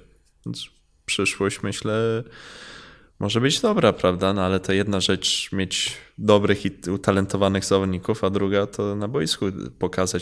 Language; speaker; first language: Polish; early bilingual, heritage; Polish